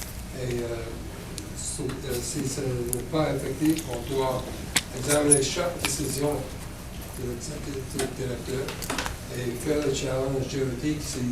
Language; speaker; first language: French; non-native, local second language; English